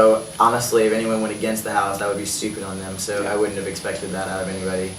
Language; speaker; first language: English; native; English